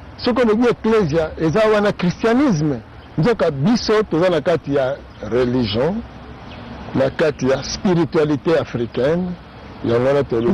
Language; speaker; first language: Lingala; non-native, local second language; Kongo